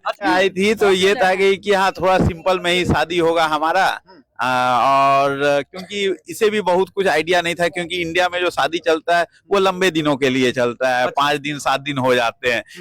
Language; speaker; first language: Hindi; native; Hindi